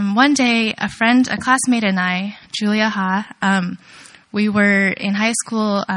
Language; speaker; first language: English; early bilingual, other home language; Chinese